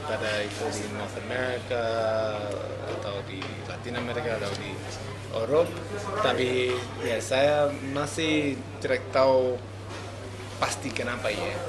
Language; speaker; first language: Indonesian; non-native, learner; English